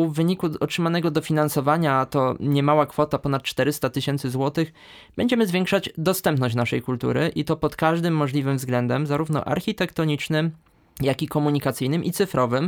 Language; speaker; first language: Polish; native; Polish